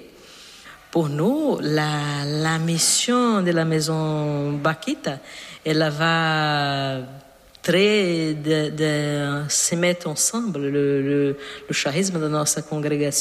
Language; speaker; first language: French; non-native, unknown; Portuguese